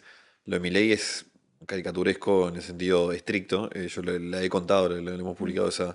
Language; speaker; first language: Spanish; native; Spanish